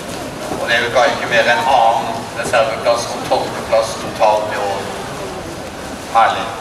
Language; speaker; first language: Norwegian; native; Norwegian